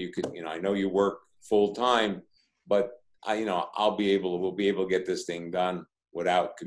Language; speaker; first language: English; native; English